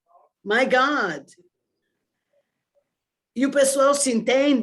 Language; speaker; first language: Portuguese; early bilingual, other home language; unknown